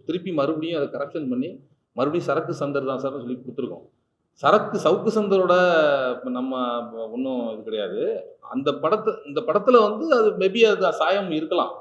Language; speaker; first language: Tamil; native; Tamil